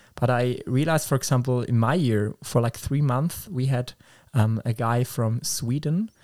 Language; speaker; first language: English; non-native, fluent; Swiss German